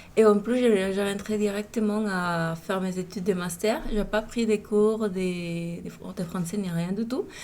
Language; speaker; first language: French; non-native, fluent; Spanish